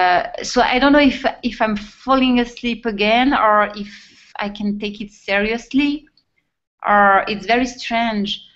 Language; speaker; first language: English; non-native, fluent; French